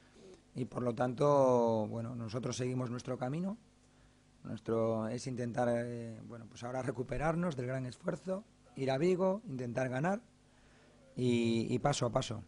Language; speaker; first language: Spanish; native; Spanish